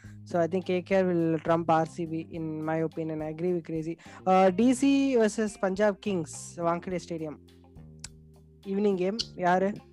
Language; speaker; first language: English; non-native, local second language; Tamil